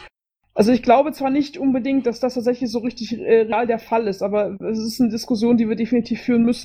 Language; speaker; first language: German; native; German